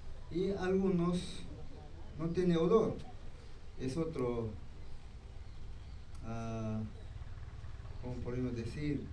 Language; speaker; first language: Spanish; non-native, local second language; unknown